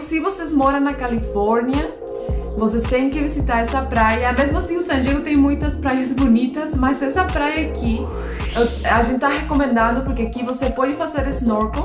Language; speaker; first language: Portuguese; non-native, fluent; Spanish